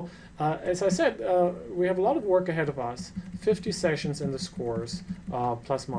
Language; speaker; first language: English; non-native, fluent; German